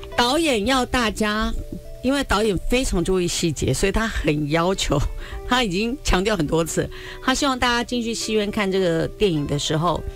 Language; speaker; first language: Chinese; native; Chinese